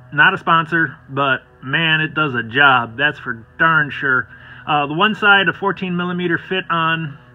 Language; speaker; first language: English; native; English